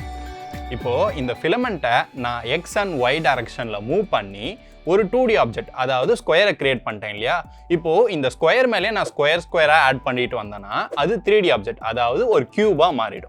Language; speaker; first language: Tamil; native; Tamil